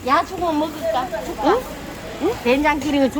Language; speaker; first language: Korean; native; Korean